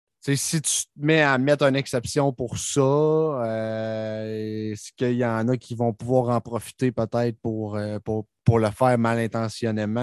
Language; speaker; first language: French; native; French